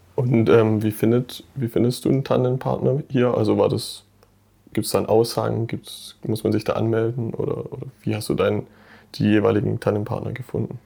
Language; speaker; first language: German; native; German